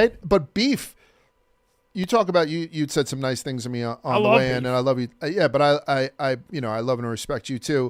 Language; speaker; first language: English; native; English